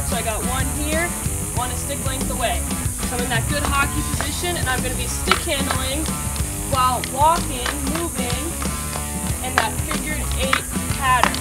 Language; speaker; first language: English; native; English